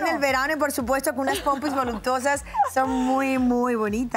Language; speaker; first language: Spanish; native; Spanish